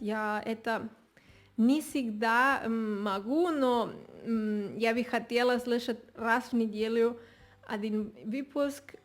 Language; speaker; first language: Russian; non-native, learner; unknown